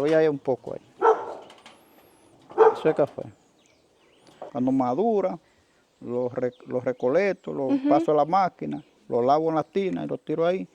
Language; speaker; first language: Spanish; native; Spanish